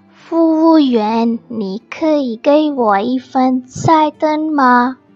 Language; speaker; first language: Chinese; non-native, fluent; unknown